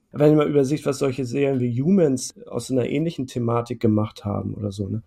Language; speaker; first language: German; native; German